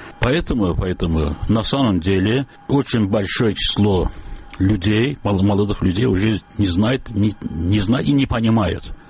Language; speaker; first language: Russian; non-native, local second language; Azerbaijani